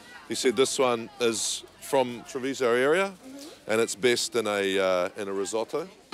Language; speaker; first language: English; native; English